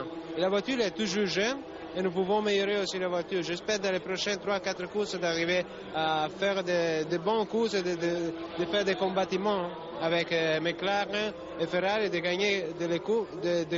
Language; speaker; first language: French; non-native, learner; Italian